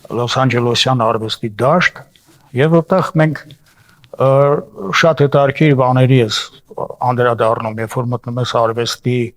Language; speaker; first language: Armenian; native; Armenian